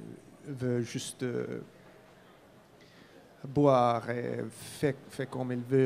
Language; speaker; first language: French; non-native, learner; Finnish